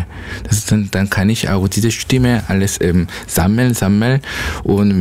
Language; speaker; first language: German; non-native, learner; Korean